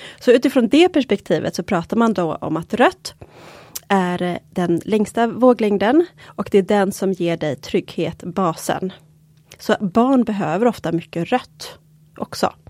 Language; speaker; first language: Swedish; early bilingual, other home language; Polish